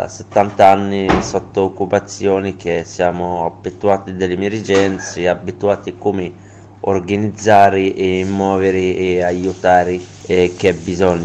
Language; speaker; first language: Italian; non-native, learner; Arabic